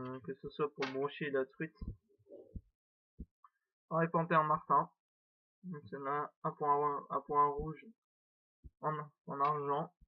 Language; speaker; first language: French; native; French